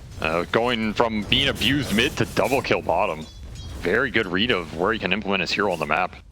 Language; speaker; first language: English; native; English